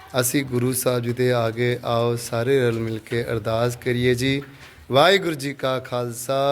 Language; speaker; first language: Punjabi; non-native, local second language; Hindi